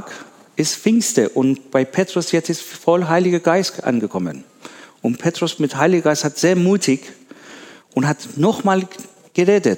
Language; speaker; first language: German; non-native, learner; Persian